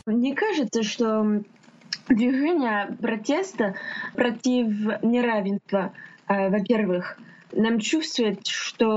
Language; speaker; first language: Russian; non-native, fluent; French